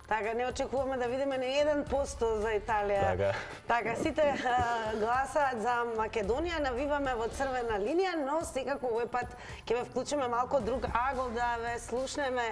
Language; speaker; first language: Macedonian; native; Macedonian